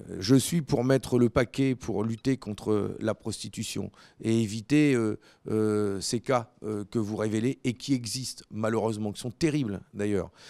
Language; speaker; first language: French; native; French